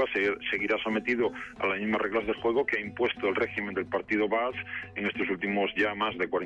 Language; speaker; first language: Spanish; native; Spanish